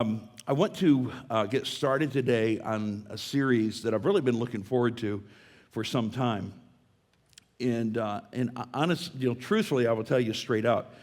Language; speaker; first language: English; native; English